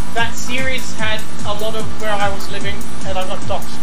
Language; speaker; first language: English; native; English